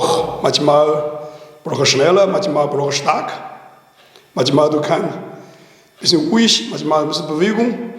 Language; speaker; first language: German; non-native, learner; Chinese